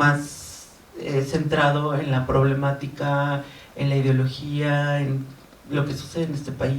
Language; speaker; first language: Spanish; native; Spanish